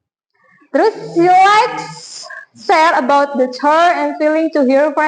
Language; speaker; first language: English; non-native, learner; Indonesian